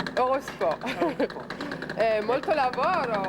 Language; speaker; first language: Italian; non-native, learner; French